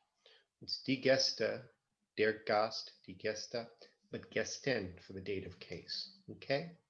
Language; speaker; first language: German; non-native, fluent; English